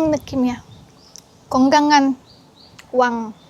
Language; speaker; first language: Korean; non-native, learner; Indonesian